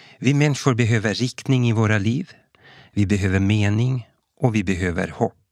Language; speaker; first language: Swedish; native; Swedish